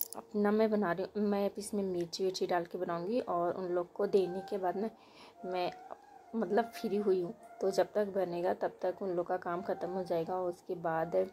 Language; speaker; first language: Hindi; native; Hindi